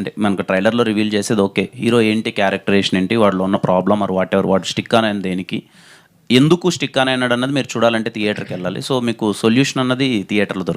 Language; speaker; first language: Telugu; native; Telugu